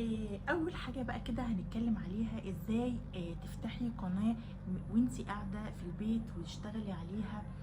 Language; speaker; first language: Arabic; native; Arabic